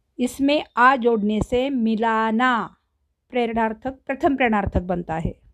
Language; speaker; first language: Hindi; non-native, local second language; Marathi